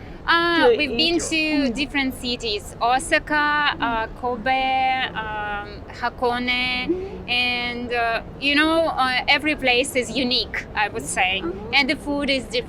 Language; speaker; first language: English; non-native, fluent; Russian